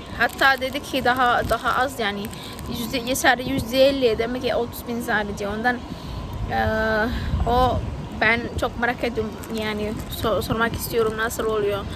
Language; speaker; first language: Turkish; non-native, learner; Indonesian